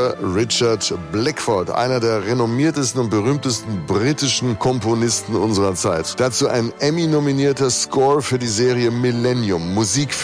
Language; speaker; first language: German; native; German